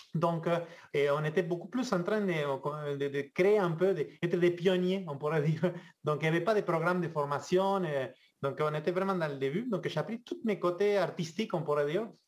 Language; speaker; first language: French; non-native, fluent; Spanish